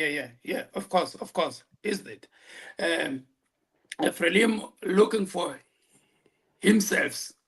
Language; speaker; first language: English; non-native, local second language; Portuguese